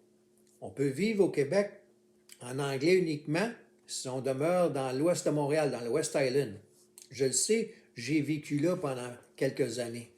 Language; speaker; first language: French; native; French